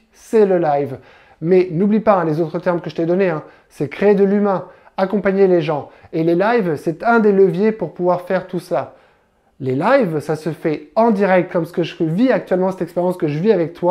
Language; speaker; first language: French; native; French